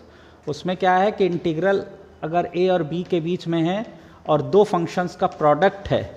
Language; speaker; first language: Hindi; native; Hindi